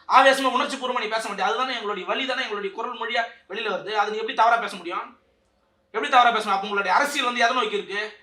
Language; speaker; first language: Tamil; native; Tamil